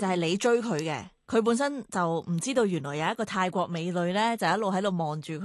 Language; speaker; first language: Cantonese; native; Cantonese